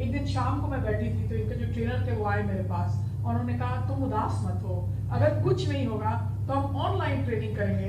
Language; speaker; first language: Hindi; native; Hindi